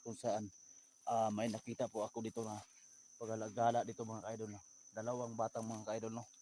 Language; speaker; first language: Filipino; non-native, local second language; Cebuano